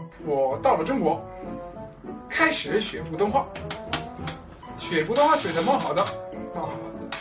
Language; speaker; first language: Chinese; non-native, learner; Italian